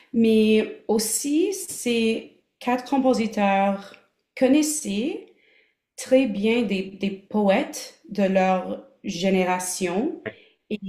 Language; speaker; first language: French; non-native, local second language; English